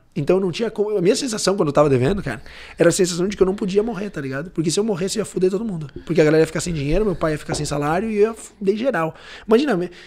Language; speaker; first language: Portuguese; early bilingual, other home language; Italian